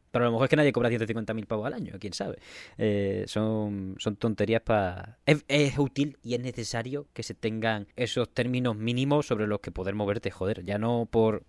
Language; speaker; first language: Spanish; native; Spanish